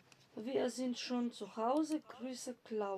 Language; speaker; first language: German; non-native, fluent; Macedonian